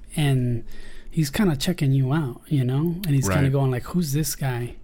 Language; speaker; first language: English; early bilingual, other home language; Spanish